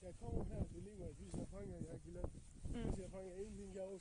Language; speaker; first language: Danish; non-native, learner; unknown